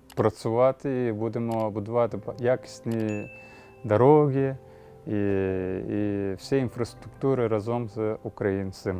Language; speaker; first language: Ukrainian; non-native, learner; Turkish